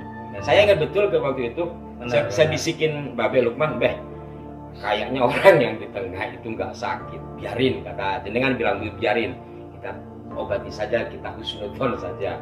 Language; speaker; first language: Indonesian; native; Indonesian